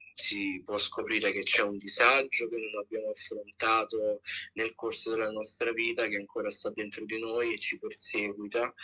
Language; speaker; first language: Italian; native; Italian